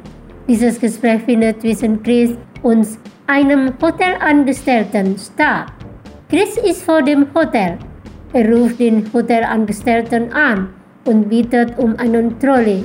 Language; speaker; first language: German; non-native, fluent; Indonesian